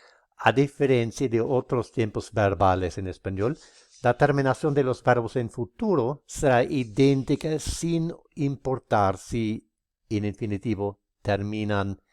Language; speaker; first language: Spanish; non-native, fluent; English